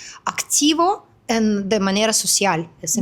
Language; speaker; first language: Spanish; non-native, fluent; Russian